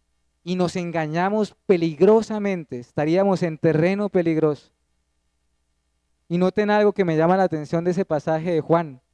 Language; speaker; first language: Spanish; native; Spanish